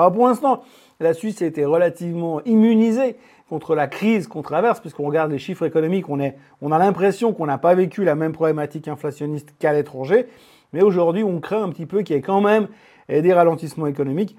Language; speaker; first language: French; native; French